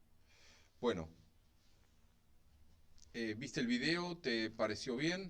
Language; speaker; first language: Spanish; native; Spanish